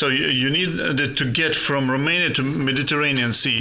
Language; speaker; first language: English; non-native, fluent; Russian